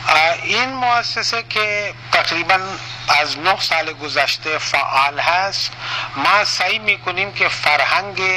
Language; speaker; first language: Persian; non-native, fluent; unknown